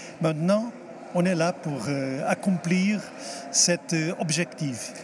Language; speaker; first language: French; non-native, fluent; Portuguese